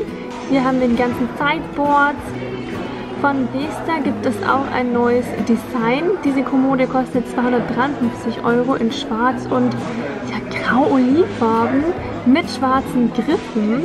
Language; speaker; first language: German; native; German